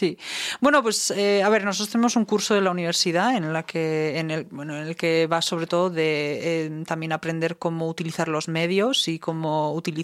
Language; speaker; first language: Spanish; non-native, fluent; German